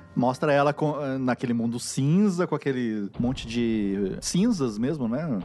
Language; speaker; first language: Portuguese; native; Portuguese